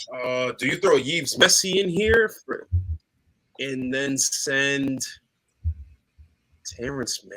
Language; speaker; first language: English; native; English